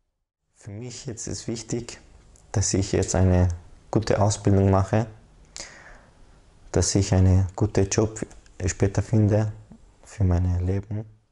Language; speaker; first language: German; non-native, learner; Persian